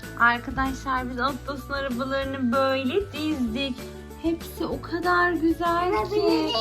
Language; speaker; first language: Turkish; native; Turkish